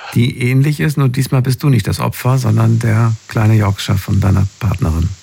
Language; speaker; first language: German; native; German